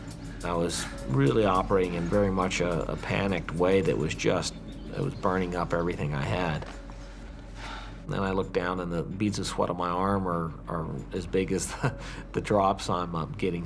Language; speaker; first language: English; native; English